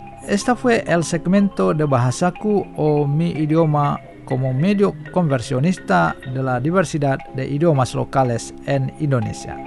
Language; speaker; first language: Spanish; non-native, fluent; Indonesian